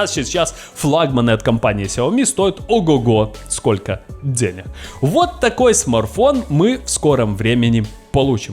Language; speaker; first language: Russian; native; Russian